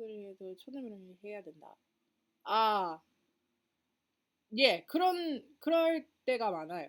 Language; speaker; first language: Korean; non-native, learner; English